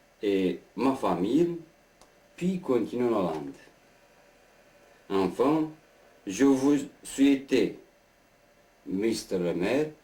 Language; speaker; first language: French; non-native, learner; Romanian